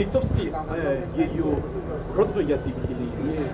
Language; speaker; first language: Russian; non-native, learner; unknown